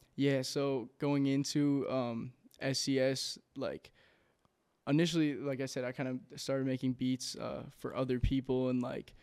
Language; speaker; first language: English; native; English